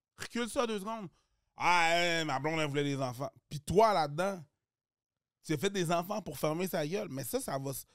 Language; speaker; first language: French; early bilingual, other home language; Haitian Creole